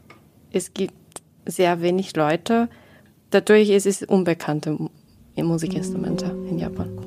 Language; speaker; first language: German; non-native, learner; Japanese